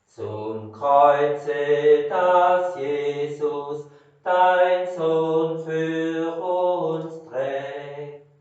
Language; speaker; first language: German; native; German